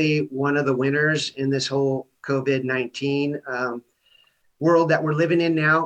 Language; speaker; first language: English; native; English